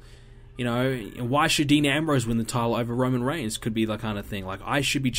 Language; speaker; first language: English; native; English